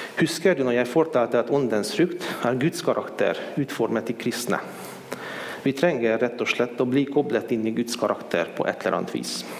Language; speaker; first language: Swedish; non-native, fluent; Hungarian